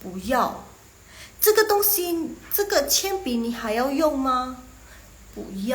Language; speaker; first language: Chinese; non-native, fluent; Indonesian